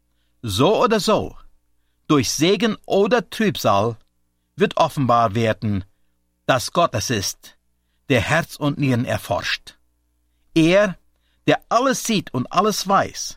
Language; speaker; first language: German; native; German